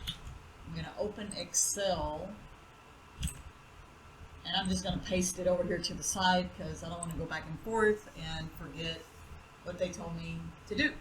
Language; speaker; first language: English; native; English